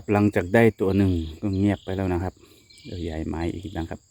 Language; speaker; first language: Thai; non-native, fluent; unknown